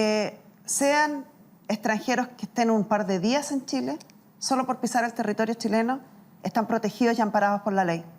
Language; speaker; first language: Spanish; native; Spanish